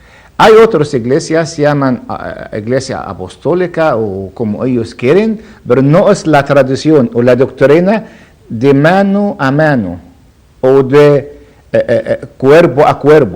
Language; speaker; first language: Spanish; non-native, learner; Arabic